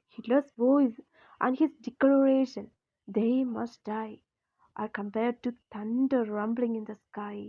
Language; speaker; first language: English; non-native, local second language; Malayalam